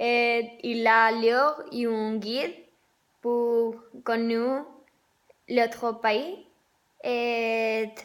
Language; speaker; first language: French; non-native, learner; Spanish